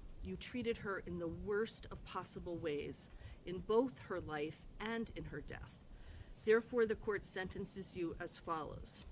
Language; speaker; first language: English; native; English